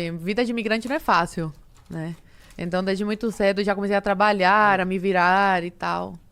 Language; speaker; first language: Portuguese; early bilingual, other home language; Spanish